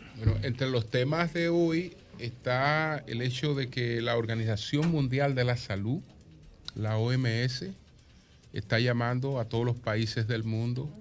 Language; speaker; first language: Spanish; native; Spanish